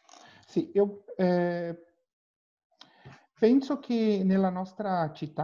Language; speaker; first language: Italian; non-native, learner; Portuguese